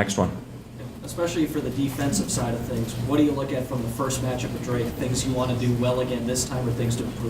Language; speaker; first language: English; native; English